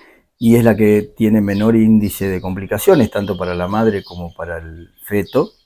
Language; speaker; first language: Spanish; native; Spanish